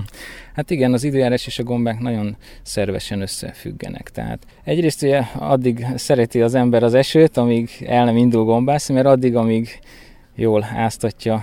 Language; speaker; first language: Hungarian; native; Hungarian